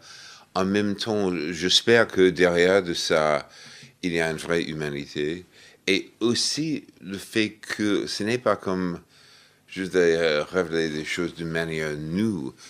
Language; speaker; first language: French; non-native, fluent; English